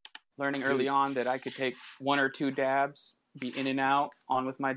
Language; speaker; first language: English; native; English